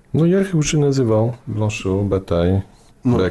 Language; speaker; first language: Russian; non-native, fluent; English